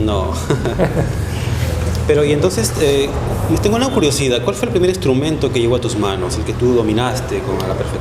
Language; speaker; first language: Spanish; native; Spanish